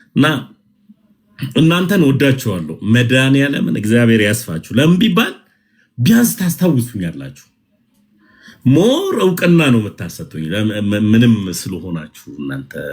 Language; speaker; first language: Amharic; native; Amharic